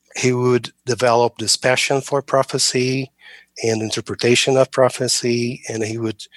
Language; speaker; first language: English; non-native, fluent; Portuguese